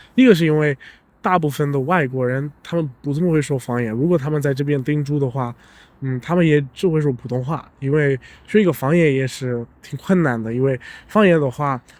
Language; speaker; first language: Chinese; non-native, fluent; English